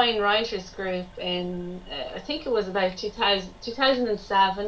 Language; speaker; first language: English; native; English